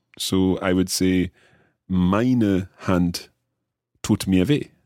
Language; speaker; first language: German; non-native, learner; English